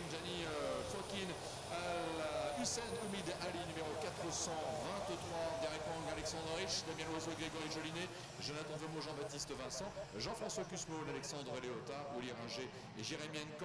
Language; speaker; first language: French; native; French